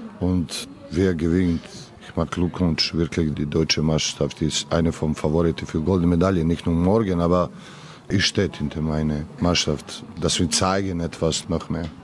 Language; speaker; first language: German; non-native, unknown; Serbian